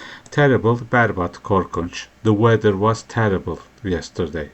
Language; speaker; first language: English; non-native, fluent; Turkish